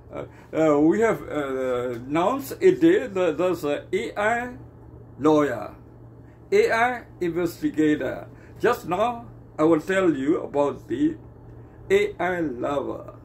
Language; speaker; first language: English; non-native, learner; Burmese